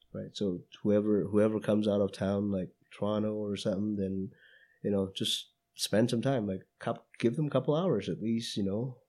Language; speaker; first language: English; non-native, fluent; Indonesian